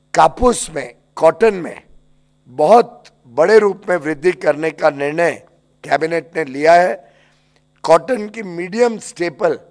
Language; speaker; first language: Hindi; native; Hindi